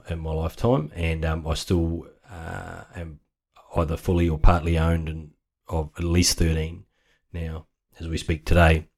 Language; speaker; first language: English; native; English